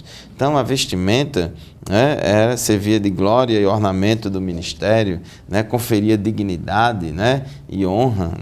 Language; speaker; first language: Portuguese; native; Portuguese